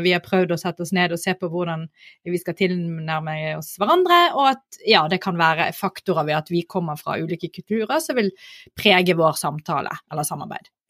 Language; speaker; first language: Norwegian; native; Norwegian